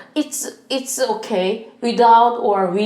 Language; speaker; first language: English; non-native, learner; Korean